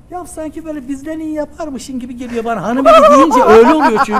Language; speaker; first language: Turkish; native; Turkish